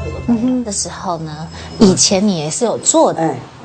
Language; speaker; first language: Chinese; non-native, fluent; English